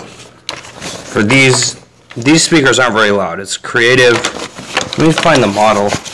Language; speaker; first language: English; native; English